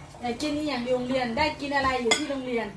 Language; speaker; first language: Thai; native; Thai